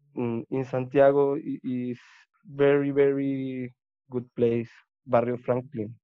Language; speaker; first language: English; non-native, learner; Spanish